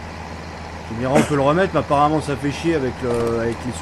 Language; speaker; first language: French; native; French